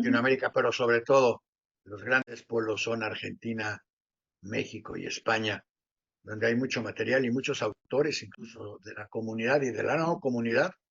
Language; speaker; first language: Spanish; native; Spanish